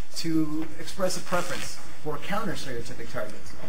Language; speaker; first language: English; native; English